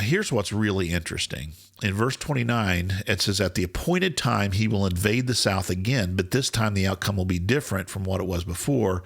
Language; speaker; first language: English; native; English